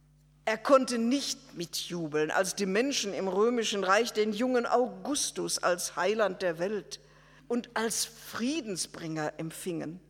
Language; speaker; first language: German; native; German